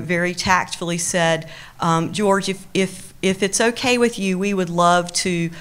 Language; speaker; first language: English; native; English